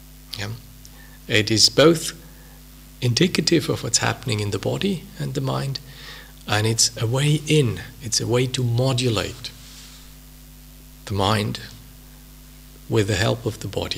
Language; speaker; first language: English; non-native, fluent; Swiss German